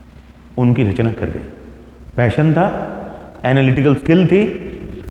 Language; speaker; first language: Hindi; native; Hindi